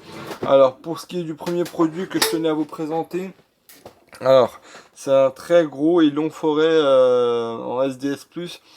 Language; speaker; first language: French; native; French